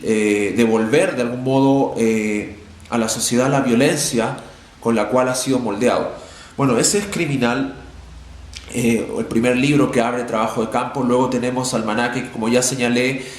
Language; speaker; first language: Spanish; native; Spanish